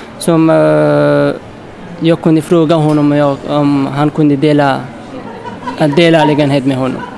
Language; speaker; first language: Swedish; non-native, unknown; Persian